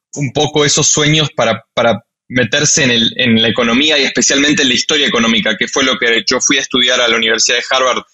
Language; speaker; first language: Spanish; native; Spanish